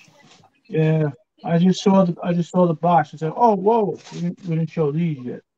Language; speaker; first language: English; native; English